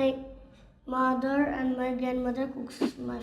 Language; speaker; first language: English; non-native, learner; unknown